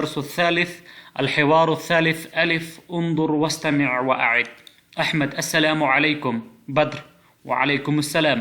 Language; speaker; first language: Arabic; non-native, fluent; Pashto